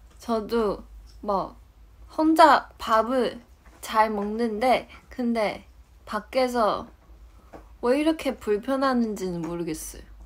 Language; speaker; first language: Korean; non-native, fluent; Chinese